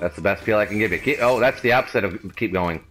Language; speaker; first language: English; native; English